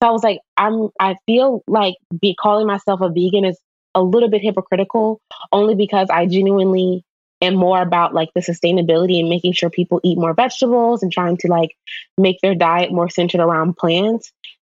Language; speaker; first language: English; native; English